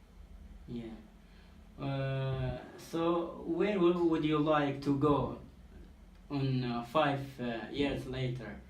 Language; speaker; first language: English; non-native, learner; Turkish